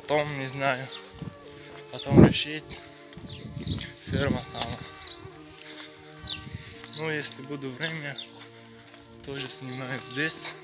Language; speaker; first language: Russian; non-native, learner; Tajik